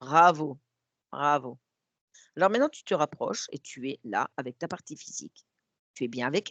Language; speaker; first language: French; native; French